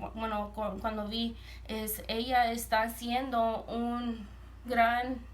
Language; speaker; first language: Spanish; early bilingual, heritage; Spanish